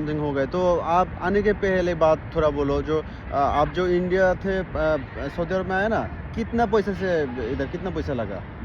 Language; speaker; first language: Hindi; non-native, learner; Bangla